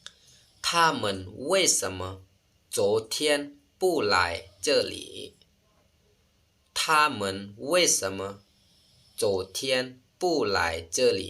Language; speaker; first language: Chinese; non-native, fluent; Lao